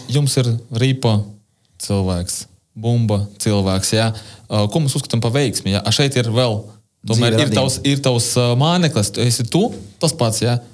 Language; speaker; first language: Latvian; non-native, local second language; Russian